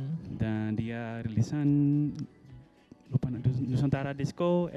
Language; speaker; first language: Indonesian; non-native, fluent; Dutch